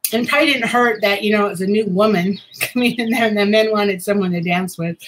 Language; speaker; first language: English; native; English